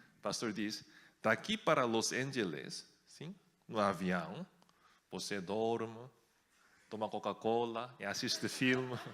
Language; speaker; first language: Portuguese; non-native, fluent; Korean